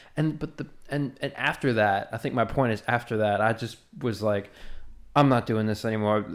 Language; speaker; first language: English; native; English